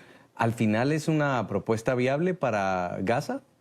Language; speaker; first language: Spanish; native; Spanish